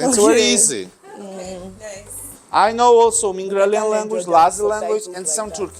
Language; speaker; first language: English; non-native, learner; Georgian